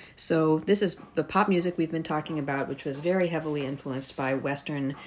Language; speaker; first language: English; early bilingual, heritage; Persian